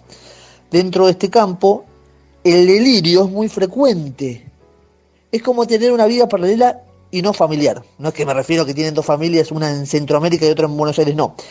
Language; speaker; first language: Spanish; native; Spanish